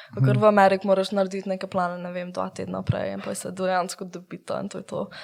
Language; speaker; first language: Slovenian; early bilingual, heritage; Slovenian